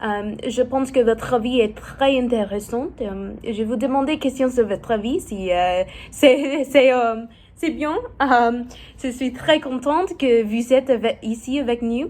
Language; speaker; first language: French; non-native, learner; English